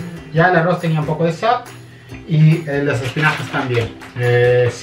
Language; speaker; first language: Spanish; non-native, fluent; Italian